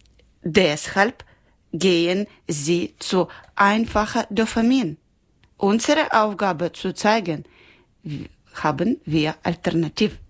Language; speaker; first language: German; non-native, learner; Ukrainian